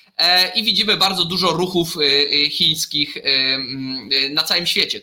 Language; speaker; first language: Polish; native; Polish